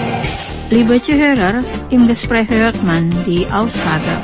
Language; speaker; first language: German; non-native, fluent; Indonesian